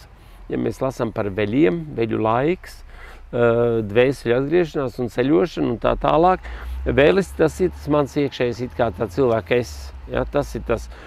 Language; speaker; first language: Latvian; native; Latvian